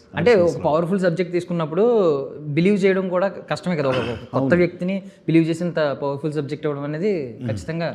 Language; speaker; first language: Telugu; native; Telugu